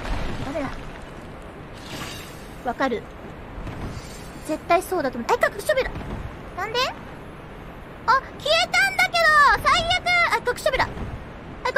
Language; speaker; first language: Japanese; native; Japanese